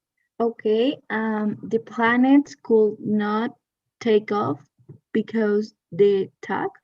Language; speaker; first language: English; non-native, learner; Spanish